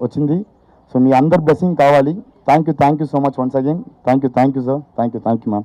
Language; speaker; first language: Telugu; non-native, learner; Tamil